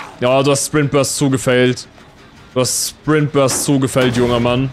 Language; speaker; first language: German; native; German